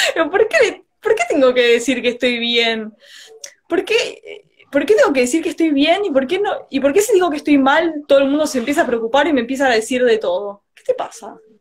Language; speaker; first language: Spanish; native; Spanish